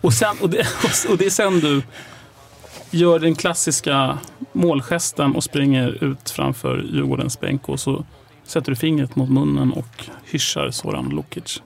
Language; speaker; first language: Swedish; native; Swedish